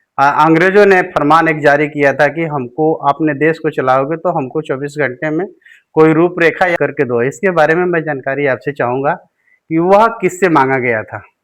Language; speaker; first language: Hindi; native; Hindi